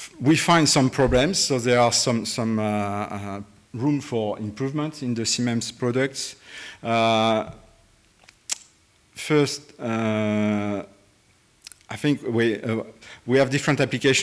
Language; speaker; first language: English; non-native, fluent; French